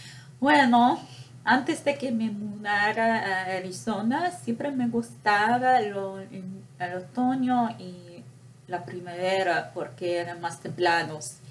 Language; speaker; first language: Spanish; non-native, fluent; English